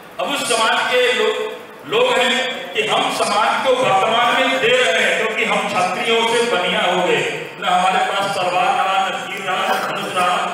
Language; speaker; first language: Hindi; native; Hindi